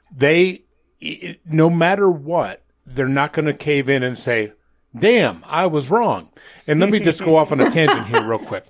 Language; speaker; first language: English; native; English